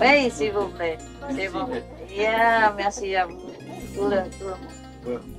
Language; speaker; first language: French; non-native, learner; Vietnamese